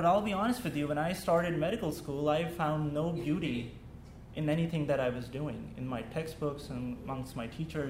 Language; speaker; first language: English; non-native, local second language; Urdu